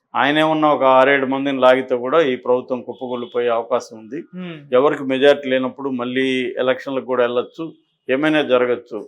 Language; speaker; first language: Telugu; native; Telugu